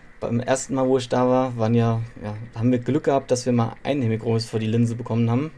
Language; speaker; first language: German; native; German